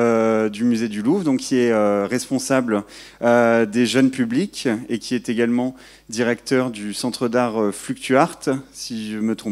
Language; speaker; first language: French; native; French